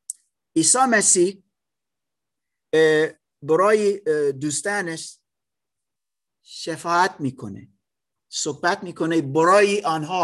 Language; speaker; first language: Persian; non-native, learner; German